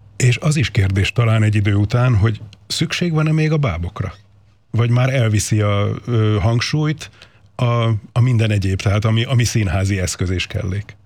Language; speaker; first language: Hungarian; native; Hungarian